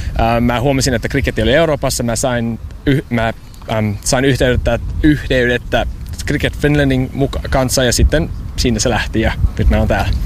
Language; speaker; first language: Finnish; non-native, fluent; English